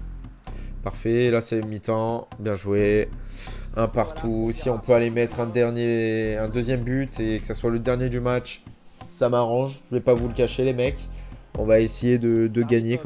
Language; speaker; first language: French; native; French